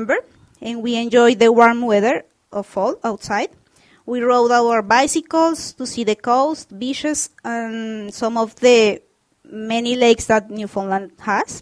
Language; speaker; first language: English; non-native, fluent; Spanish